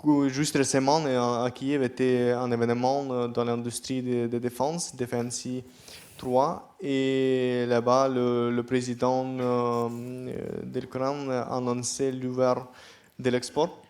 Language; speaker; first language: French; non-native, fluent; Ukrainian